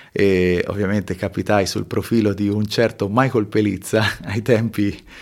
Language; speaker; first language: Italian; early bilingual, other home language; Spanish